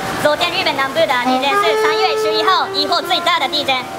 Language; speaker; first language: Chinese; non-native, learner; Japanese